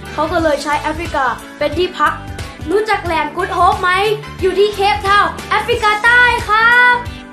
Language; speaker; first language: Thai; non-native, fluent; English